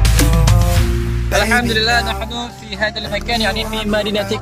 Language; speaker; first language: Arabic; non-native, learner; Indonesian